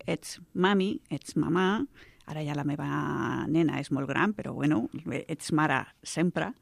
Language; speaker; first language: Catalan; non-native, local second language; Spanish